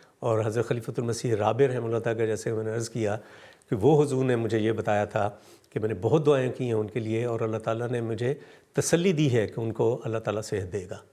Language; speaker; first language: Urdu; native; Urdu